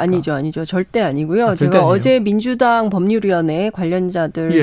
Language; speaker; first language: Korean; native; Korean